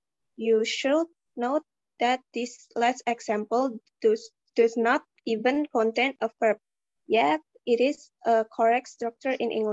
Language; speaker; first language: English; non-native, learner; Indonesian